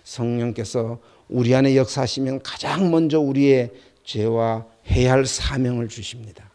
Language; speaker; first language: Korean; native; Korean